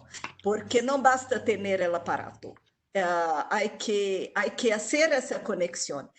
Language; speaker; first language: Spanish; non-native, local second language; Portuguese